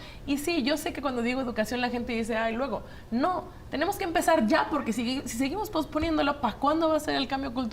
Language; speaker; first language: Spanish; native; Spanish